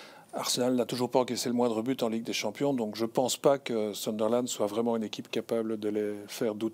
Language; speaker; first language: French; native; French